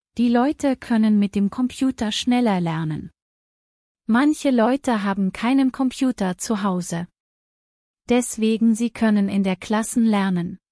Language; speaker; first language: German; non-native, learner; Bangla